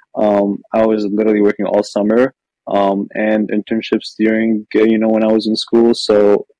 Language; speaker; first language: English; non-native, fluent; Arabic